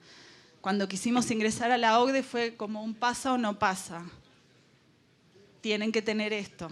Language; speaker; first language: Spanish; native; Spanish